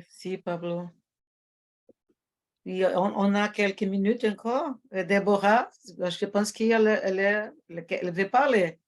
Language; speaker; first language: French; non-native, fluent; Portuguese